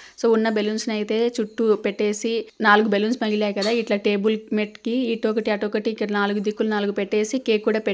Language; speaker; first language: Telugu; native; Telugu